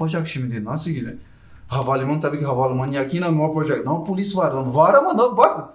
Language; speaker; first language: Turkish; non-native, learner; Portuguese